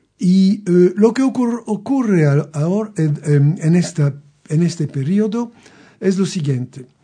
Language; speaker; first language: Spanish; non-native, fluent; French